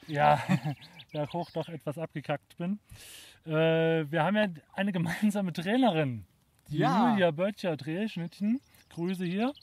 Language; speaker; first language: German; native; German